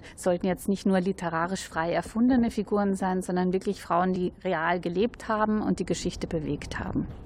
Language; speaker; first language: German; native; German